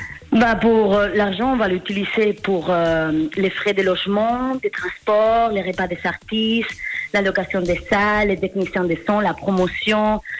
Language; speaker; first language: French; non-native, fluent; Spanish